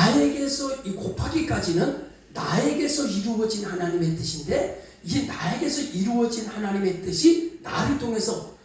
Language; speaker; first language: Korean; native; Korean